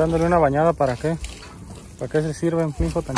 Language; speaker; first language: Spanish; native; Spanish